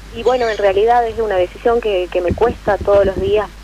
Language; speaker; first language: Spanish; native; Spanish